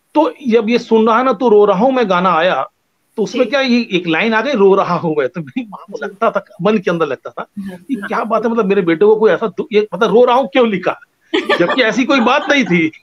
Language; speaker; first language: Hindi; non-native, local second language; Bangla